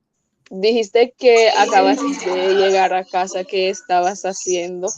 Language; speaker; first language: Spanish; non-native, fluent; English